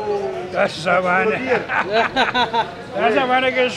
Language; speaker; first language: German; non-native, learner; Greek